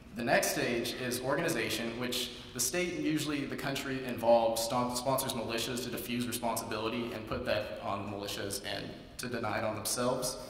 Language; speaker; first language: English; native; English